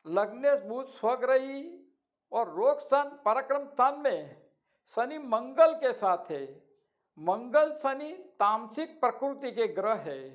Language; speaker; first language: Hindi; non-native, local second language; Gujarati